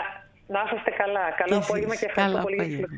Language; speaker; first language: Greek; native; Greek